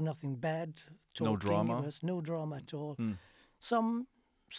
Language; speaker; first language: English; non-native, fluent; Swedish